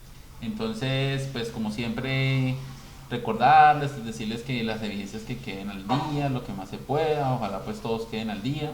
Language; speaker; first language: Spanish; native; Spanish